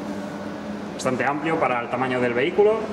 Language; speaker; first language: Spanish; native; Spanish